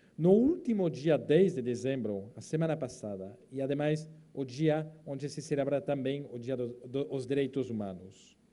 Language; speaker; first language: Portuguese; non-native, fluent; French